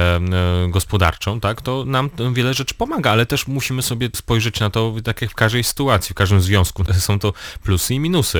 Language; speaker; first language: Polish; native; Polish